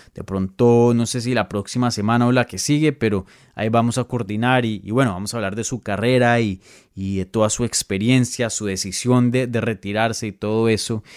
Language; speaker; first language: Spanish; native; Spanish